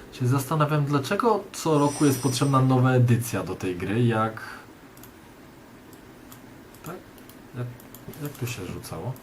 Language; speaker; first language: Polish; native; Polish